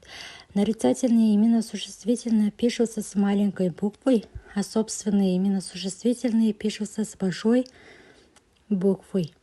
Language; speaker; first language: Russian; non-native, local second language; Kazakh